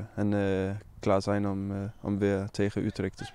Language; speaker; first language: Dutch; non-native, fluent; Danish